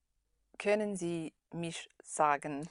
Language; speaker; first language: German; non-native, learner; English